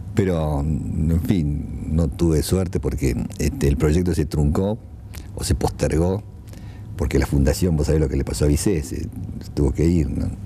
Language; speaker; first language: Spanish; native; Spanish